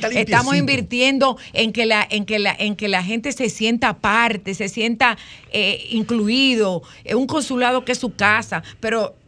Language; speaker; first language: Spanish; native; Spanish